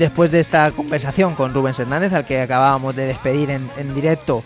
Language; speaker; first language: Spanish; native; Spanish